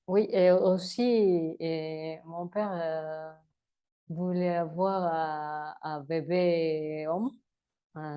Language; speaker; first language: French; non-native, learner; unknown